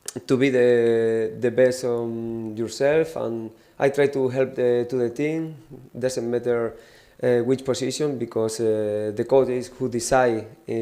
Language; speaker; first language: English; non-native, learner; Spanish